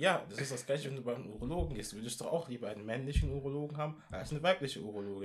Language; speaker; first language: German; non-native, local second language; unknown